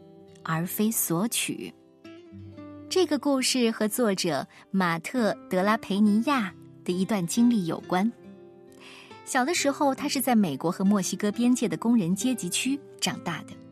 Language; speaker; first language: Chinese; native; Chinese